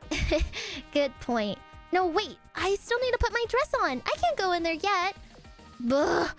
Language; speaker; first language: English; native; English